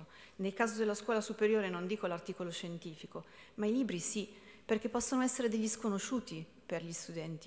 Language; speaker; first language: Italian; native; Italian